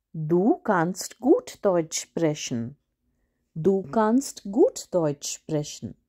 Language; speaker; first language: German; non-native, fluent; Hindi